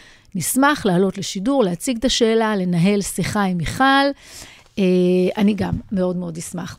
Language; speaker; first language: Hebrew; native; Hebrew